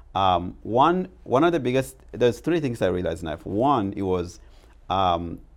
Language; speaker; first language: English; non-native, local second language; Rundi